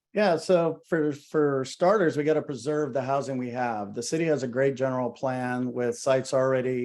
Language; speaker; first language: English; native; English